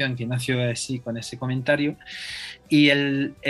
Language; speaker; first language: Spanish; non-native, fluent; English